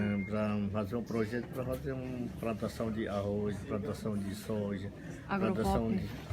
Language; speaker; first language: Portuguese; non-native, local second language; Yanomámi